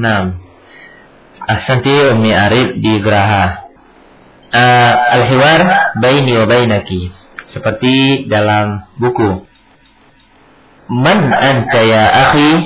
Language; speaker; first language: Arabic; non-native, fluent; Indonesian